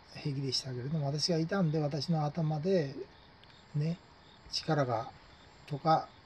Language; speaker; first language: Japanese; native; Japanese